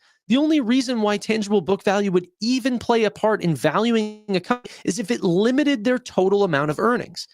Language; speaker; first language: English; native; English